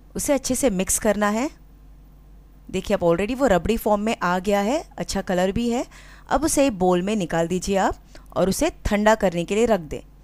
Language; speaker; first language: Hindi; non-native, local second language; Marathi